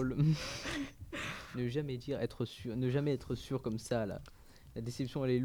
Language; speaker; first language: French; native; French